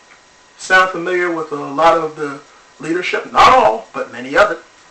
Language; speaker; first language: English; native; English